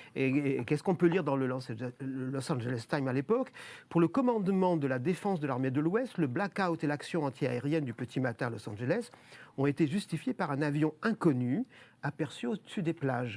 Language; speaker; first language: French; native; French